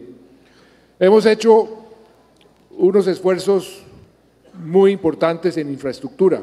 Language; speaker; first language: Spanish; native; Spanish